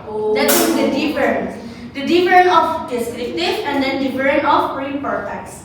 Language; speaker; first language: English; non-native, learner; Indonesian